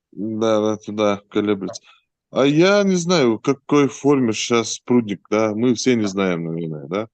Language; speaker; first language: Russian; native; Russian